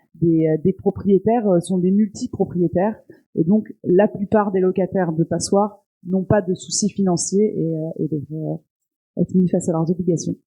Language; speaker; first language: French; native; French